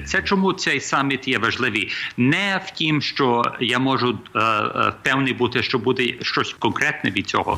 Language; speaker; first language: Ukrainian; early bilingual, heritage; Ukrainian